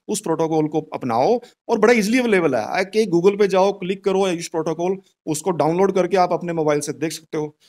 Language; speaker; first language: Hindi; native; Hindi